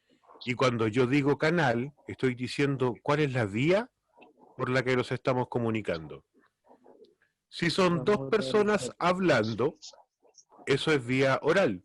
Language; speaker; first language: Spanish; native; Spanish